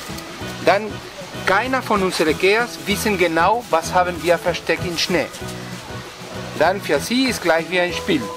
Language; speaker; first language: German; non-native, learner; Spanish